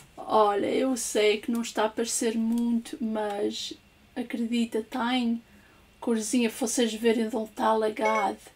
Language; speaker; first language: Portuguese; early bilingual, heritage; English